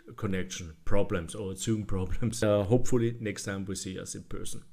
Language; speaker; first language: English; non-native, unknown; German